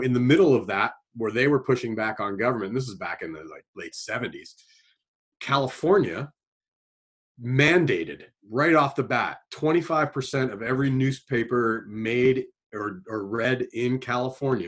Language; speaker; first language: English; native; English